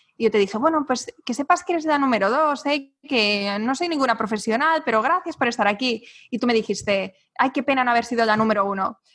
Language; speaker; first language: Spanish; native; Spanish